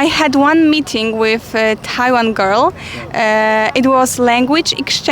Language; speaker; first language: English; non-native, fluent; Polish